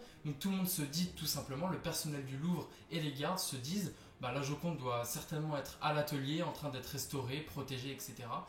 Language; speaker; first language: French; native; French